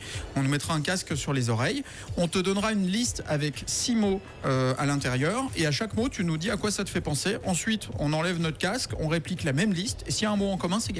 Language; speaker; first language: French; native; French